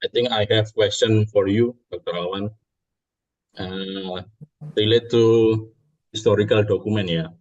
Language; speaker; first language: English; non-native, learner; Indonesian